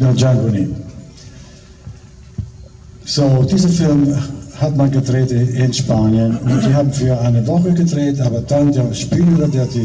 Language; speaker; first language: German; non-native, fluent; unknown